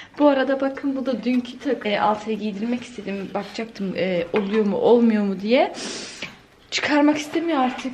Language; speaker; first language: Turkish; early bilingual, heritage; Turkish